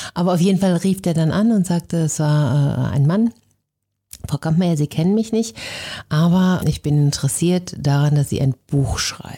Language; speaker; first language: German; native; German